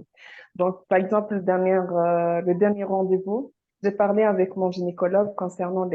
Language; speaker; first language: French; non-native, fluent; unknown